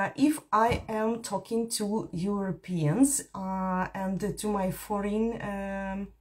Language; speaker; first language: English; non-native, fluent; Ukrainian